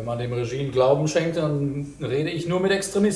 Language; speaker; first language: German; native; German